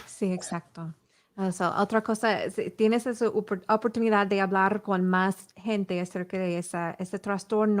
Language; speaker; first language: Spanish; early bilingual, heritage; English